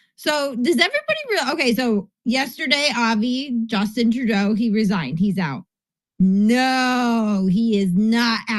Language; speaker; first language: English; native; English